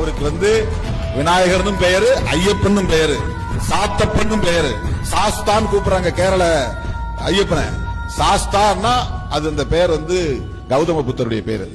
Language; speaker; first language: Tamil; native; Tamil